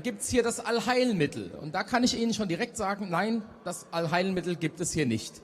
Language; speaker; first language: German; native; German